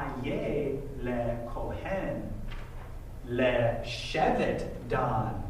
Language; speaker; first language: Hebrew; non-native, fluent; English